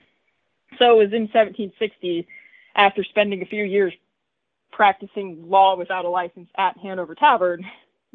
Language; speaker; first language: English; native; English